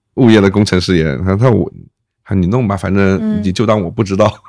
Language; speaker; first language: Chinese; native; Chinese